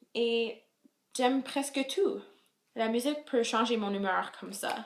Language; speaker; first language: French; non-native, local second language; English